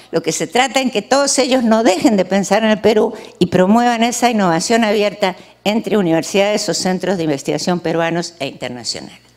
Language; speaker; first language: Spanish; native; Spanish